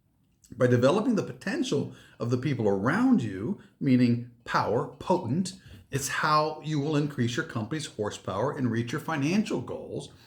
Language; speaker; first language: English; native; English